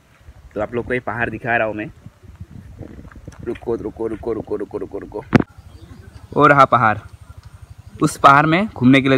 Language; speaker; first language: Hindi; non-native, local second language; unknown